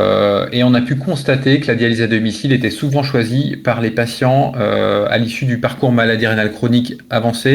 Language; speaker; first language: French; native; French